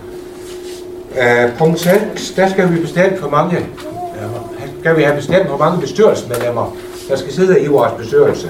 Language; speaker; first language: Danish; native; Danish